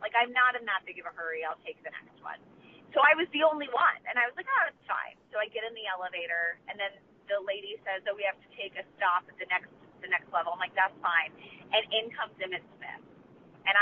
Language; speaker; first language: English; native; English